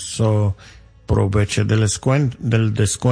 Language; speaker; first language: Spanish; non-native, learner; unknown